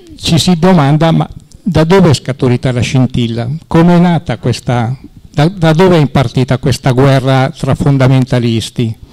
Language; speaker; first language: Italian; native; Italian